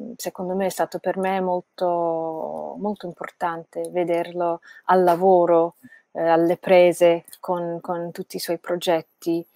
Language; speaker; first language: Italian; non-native, fluent; Bangla